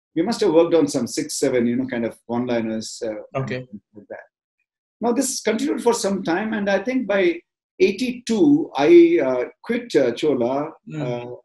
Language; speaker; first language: English; non-native, local second language; Tamil